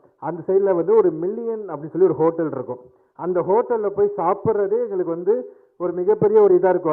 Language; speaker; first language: Tamil; native; Tamil